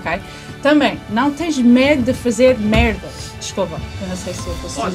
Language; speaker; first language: Portuguese; early bilingual, heritage; English